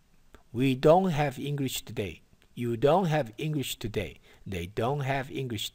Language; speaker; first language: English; non-native, fluent; Chinese